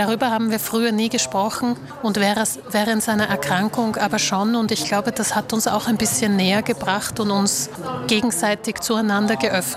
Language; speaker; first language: German; early bilingual, other home language; Slovak